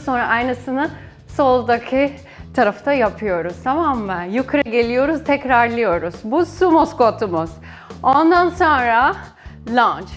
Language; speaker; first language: Turkish; non-native, fluent; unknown